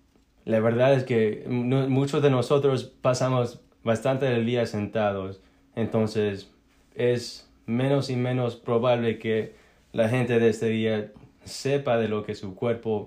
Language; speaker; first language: Spanish; early bilingual, heritage; Spanish